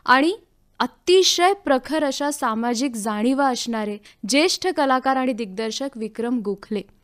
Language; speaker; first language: Marathi; native; Marathi